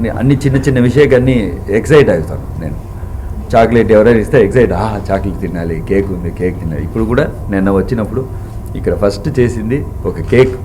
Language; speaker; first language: Telugu; non-native, learner; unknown